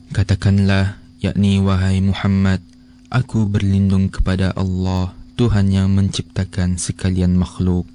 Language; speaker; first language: Malay; native; Malay